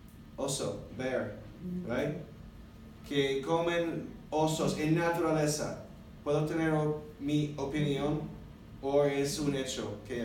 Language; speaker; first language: Spanish; non-native, learner; English